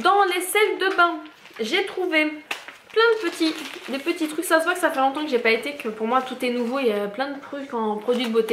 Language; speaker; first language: French; native; French